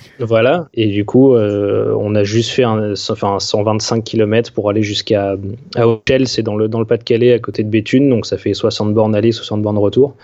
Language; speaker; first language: French; native; French